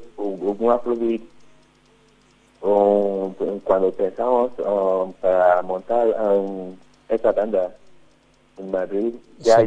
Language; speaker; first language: Spanish; non-native, learner; Yoruba